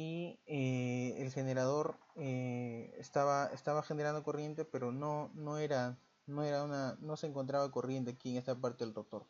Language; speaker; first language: Spanish; native; Spanish